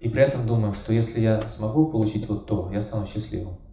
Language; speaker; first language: Russian; native; Russian